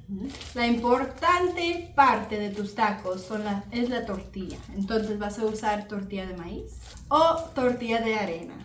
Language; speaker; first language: Spanish; early bilingual, heritage; Spanish